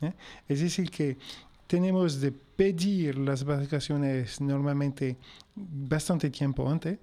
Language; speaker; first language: Spanish; non-native, local second language; French